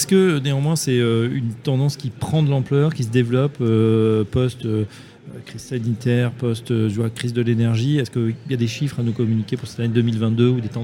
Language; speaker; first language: French; native; French